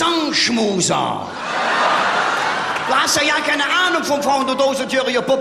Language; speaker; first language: German; native; German